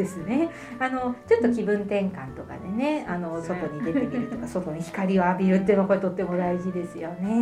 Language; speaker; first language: Japanese; native; Japanese